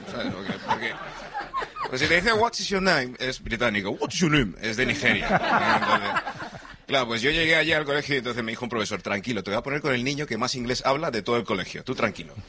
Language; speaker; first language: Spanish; early bilingual, other home language; English